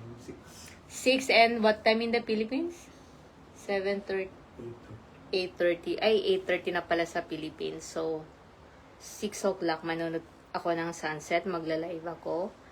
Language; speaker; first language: Filipino; non-native, local second language; Iloko